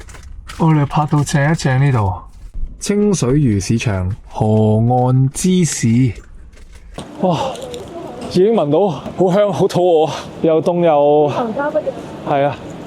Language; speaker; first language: Cantonese; native; Cantonese